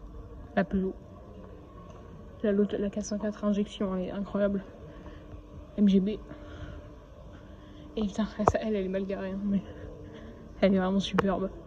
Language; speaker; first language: French; native; French